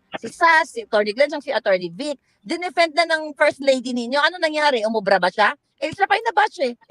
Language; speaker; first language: Filipino; non-native, local second language; Cebuano